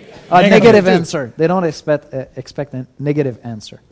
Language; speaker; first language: English; non-native, fluent; French